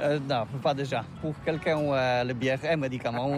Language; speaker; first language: French; non-native, learner; Polish